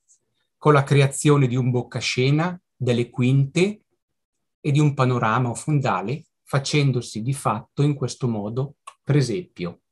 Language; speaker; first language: Italian; native; Italian